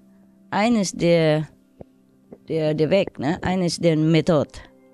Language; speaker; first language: German; non-native, learner; Vietnamese